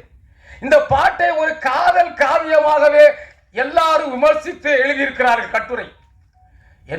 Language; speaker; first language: Tamil; native; Tamil